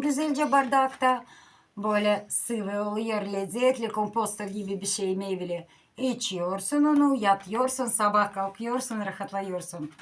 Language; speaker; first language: Turkish; non-native, learner; Russian